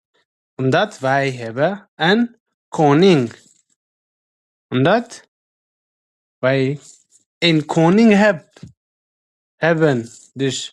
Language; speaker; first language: Dutch; non-native, fluent; Tigrinya